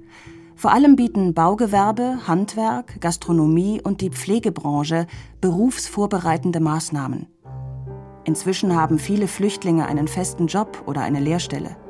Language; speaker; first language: German; native; German